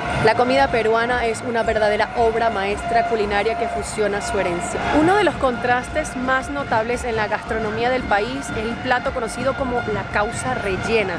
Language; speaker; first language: Spanish; native; Spanish